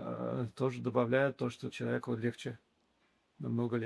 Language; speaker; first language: Russian; early bilingual, heritage; English